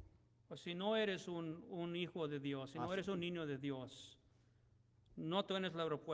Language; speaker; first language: Spanish; non-native, learner; English